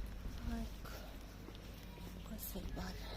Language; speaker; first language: Italian; native; Italian